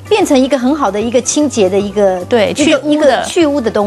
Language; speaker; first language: Chinese; native; Chinese